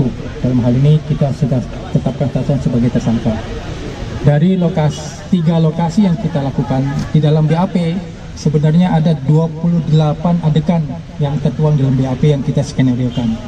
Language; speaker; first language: Indonesian; native; Indonesian